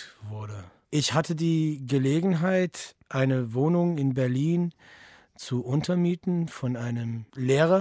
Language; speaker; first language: German; non-native, fluent; English